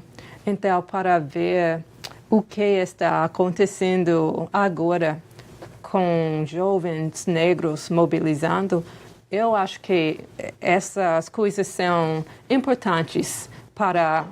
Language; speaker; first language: Portuguese; non-native, fluent; English